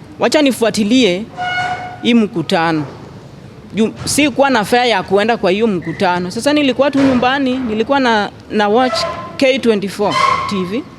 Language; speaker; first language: Swahili; non-native, local second language; Luo (Kenya and Tanzania)